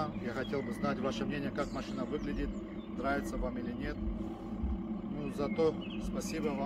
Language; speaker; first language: Russian; early bilingual, heritage; Russian